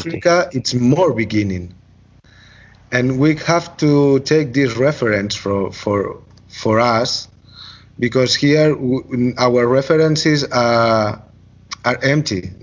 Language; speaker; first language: English; non-native, learner; Catalan